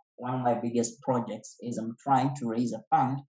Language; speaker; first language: English; non-native, local second language; Kikuyu